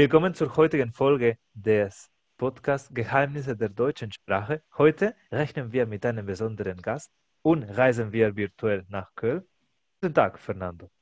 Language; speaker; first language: German; non-native, fluent; Spanish